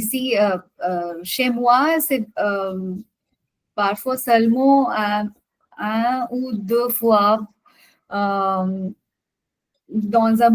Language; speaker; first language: French; non-native, learner; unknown